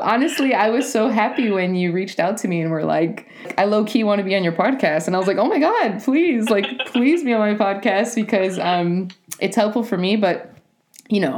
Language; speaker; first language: English; native; English